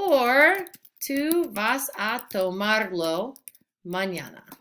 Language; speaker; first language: Spanish; non-native, fluent; English